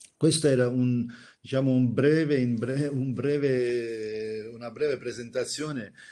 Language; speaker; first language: Italian; non-native, fluent; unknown